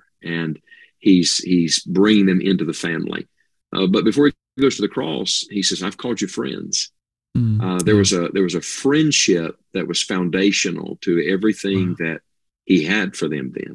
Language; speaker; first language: English; native; English